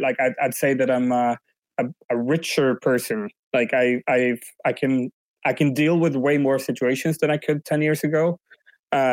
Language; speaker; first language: English; non-native, fluent; Swedish